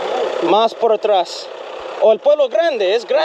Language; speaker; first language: Spanish; non-native, learner; English